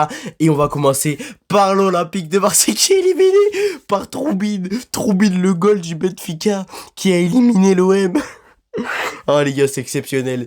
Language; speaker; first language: French; native; French